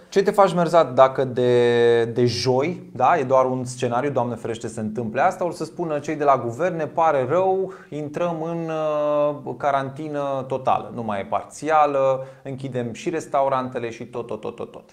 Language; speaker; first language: Romanian; native; Romanian